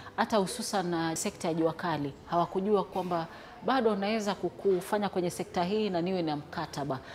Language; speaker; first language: Swahili; non-native, local second language; Meru